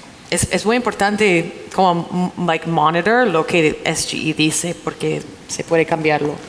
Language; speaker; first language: Spanish; non-native, fluent; English